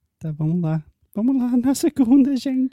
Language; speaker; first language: Portuguese; non-native, fluent; English